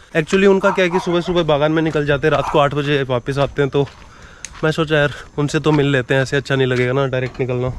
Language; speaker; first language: Hindi; native; Hindi